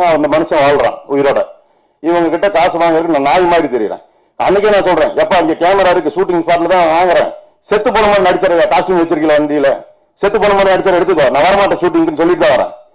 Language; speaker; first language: Tamil; native; Tamil